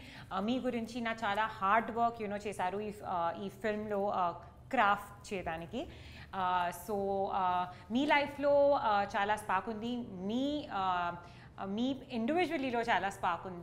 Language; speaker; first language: Telugu; non-native, learner; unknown